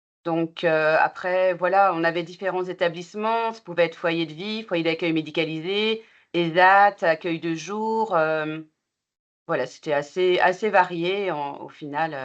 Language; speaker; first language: French; native; French